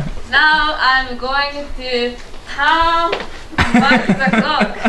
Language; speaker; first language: English; non-native, learner; Japanese